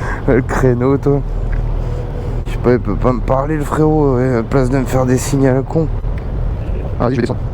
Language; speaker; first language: French; native; French